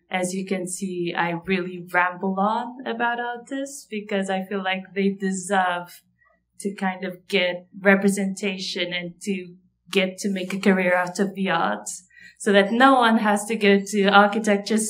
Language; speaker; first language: English; non-native, fluent; Portuguese